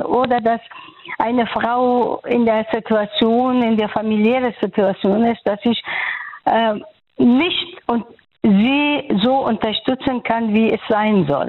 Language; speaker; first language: German; non-native, fluent; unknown